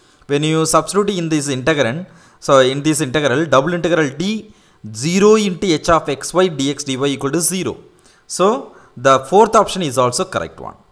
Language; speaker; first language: English; non-native, local second language; Tamil